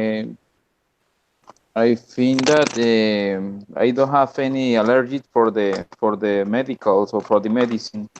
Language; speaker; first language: English; non-native, learner; Spanish